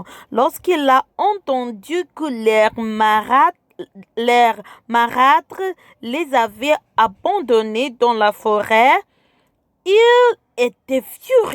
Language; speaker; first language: French; non-native, fluent; English